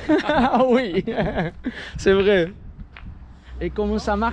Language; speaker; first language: French; non-native, learner; Kurdish